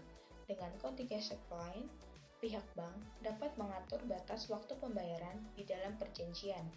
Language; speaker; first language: Indonesian; native; Indonesian